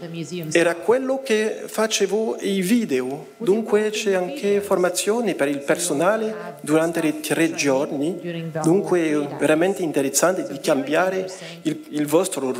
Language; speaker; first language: Italian; non-native, fluent; French